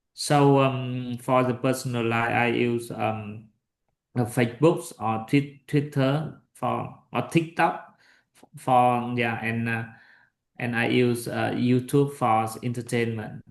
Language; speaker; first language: English; non-native, learner; Vietnamese